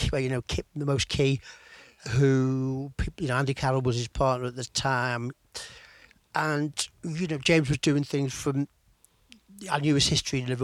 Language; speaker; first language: English; native; English